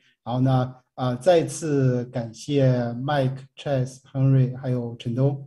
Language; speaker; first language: Chinese; native; Chinese